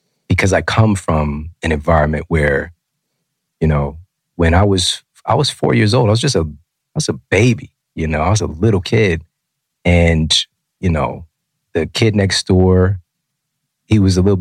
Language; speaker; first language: English; native; English